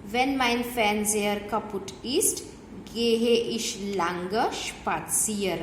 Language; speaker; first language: German; non-native, fluent; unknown